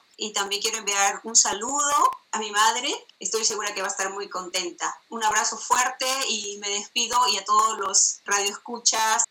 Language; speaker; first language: Spanish; native; Spanish